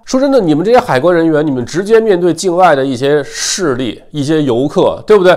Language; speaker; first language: Chinese; native; Chinese